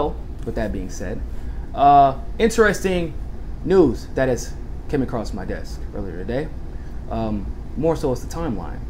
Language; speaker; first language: English; native; English